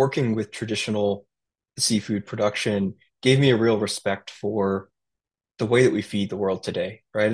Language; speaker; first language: English; native; English